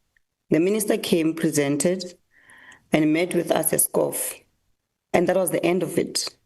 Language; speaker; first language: English; non-native, local second language; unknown